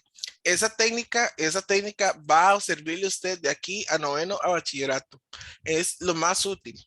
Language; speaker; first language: Spanish; native; Spanish